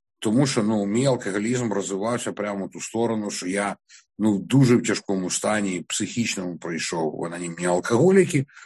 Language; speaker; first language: Ukrainian; non-native, local second language; Russian